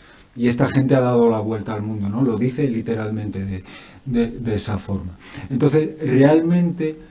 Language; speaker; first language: Spanish; native; Spanish